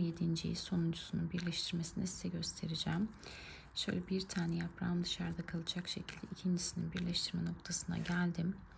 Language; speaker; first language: Turkish; native; Turkish